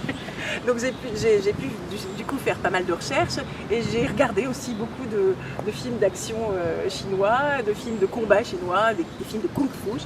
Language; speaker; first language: French; native; French